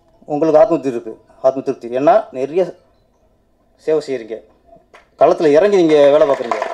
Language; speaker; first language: Tamil; native; Tamil